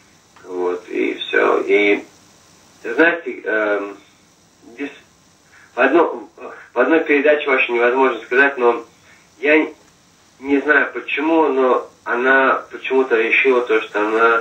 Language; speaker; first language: Russian; non-native, fluent; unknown